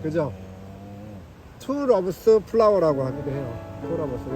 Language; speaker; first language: Korean; native; Korean